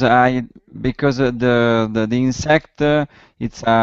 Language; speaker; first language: English; non-native, learner; Italian